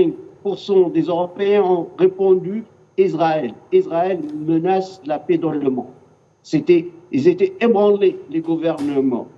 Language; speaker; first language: French; non-native, fluent; Arabic